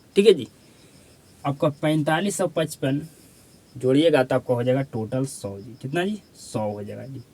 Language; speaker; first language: Hindi; native; Hindi